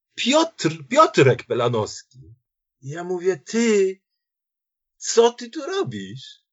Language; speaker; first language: Polish; native; Polish